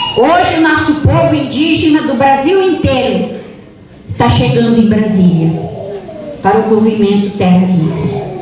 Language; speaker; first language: Portuguese; non-native, local second language; Guarani